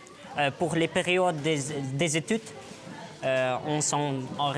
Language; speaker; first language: French; non-native, learner; Ukrainian